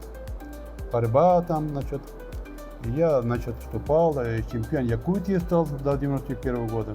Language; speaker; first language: Russian; non-native, local second language; Tatar